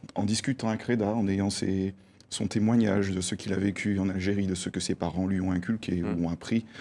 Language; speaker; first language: French; native; French